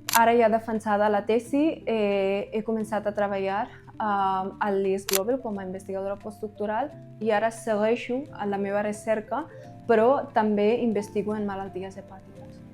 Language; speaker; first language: Catalan; non-native, fluent; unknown